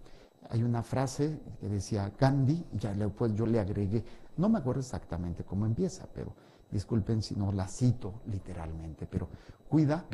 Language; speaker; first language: Spanish; native; Spanish